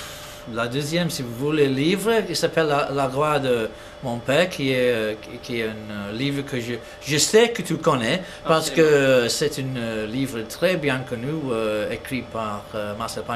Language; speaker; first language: French; non-native, fluent; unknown